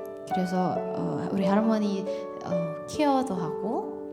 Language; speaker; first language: Korean; non-native, learner; Indonesian